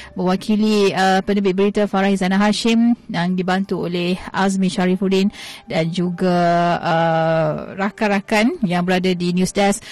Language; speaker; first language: Malay; native; Malay